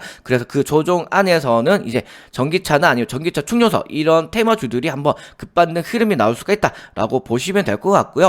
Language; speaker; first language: Korean; native; Korean